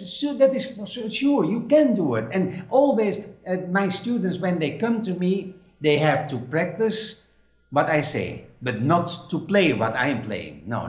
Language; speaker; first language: English; non-native, fluent; Dutch